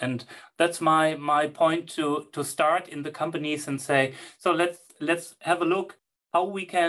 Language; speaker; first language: English; non-native, fluent; German